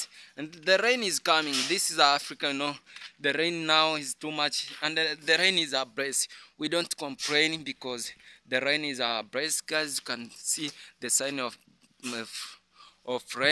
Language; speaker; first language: English; non-native, learner; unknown